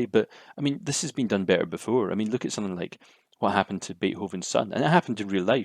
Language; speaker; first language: English; native; English